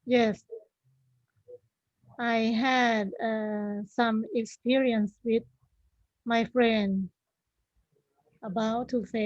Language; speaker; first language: English; non-native, learner; Thai